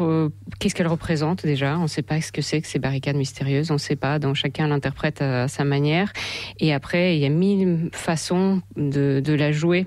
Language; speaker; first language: French; non-native, fluent; Russian